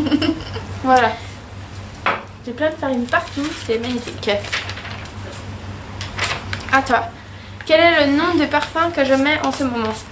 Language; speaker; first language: French; native; French